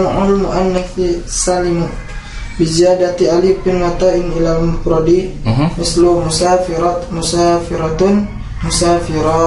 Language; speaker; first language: Arabic; non-native, learner; Indonesian